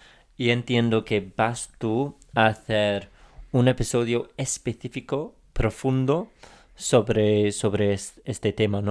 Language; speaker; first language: Spanish; non-native, fluent; English